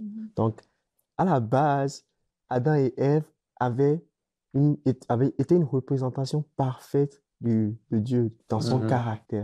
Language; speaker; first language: French; native; French